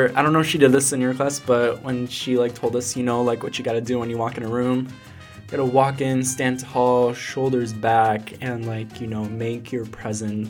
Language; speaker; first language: English; native; English